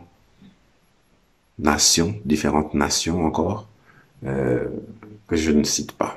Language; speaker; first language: French; native; French